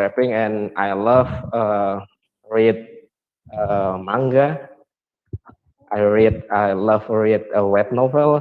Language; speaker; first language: English; non-native, learner; Indonesian